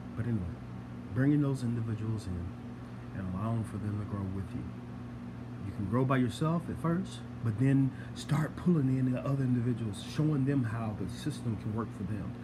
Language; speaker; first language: English; native; English